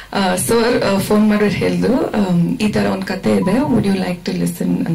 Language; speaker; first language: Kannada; non-native, fluent; Malayalam